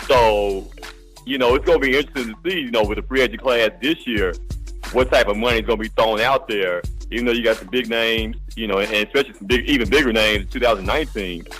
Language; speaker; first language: English; native; English